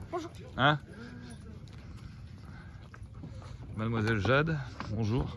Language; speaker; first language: French; native; French